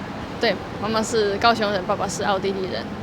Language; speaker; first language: Chinese; early bilingual, heritage; Chinese